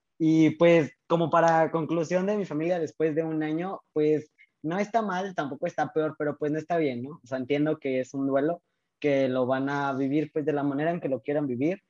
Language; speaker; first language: Spanish; native; Spanish